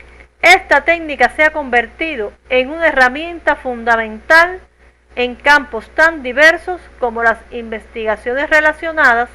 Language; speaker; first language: Spanish; native; Spanish